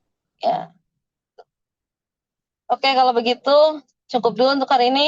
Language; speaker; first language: Indonesian; native; Indonesian